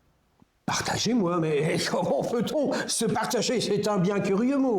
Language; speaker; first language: French; native; French